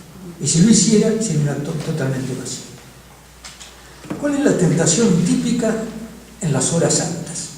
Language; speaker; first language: Spanish; native; Spanish